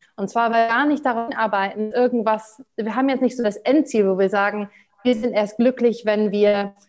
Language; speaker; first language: German; early bilingual, other home language; English